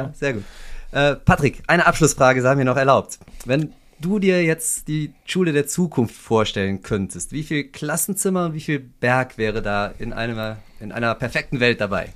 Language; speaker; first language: German; native; German